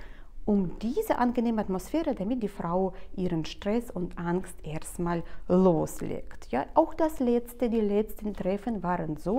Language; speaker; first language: German; non-native, fluent; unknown